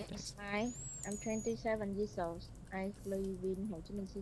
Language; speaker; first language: English; non-native, learner; Vietnamese